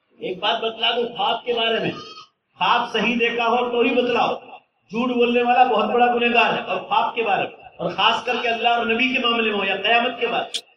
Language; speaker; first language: Urdu; native; Urdu